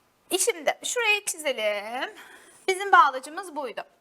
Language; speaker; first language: English; non-native, fluent; Turkish